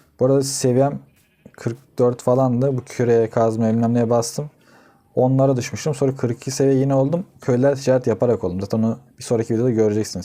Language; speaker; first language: Turkish; native; Turkish